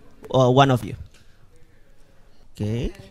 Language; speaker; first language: English; non-native, learner; Indonesian